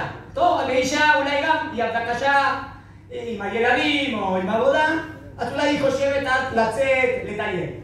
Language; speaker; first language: Hebrew; non-native, fluent; Spanish